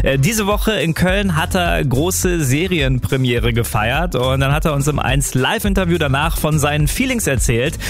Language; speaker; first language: German; native; German